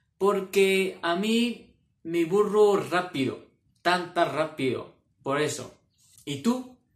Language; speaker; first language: Spanish; non-native, fluent; Arabic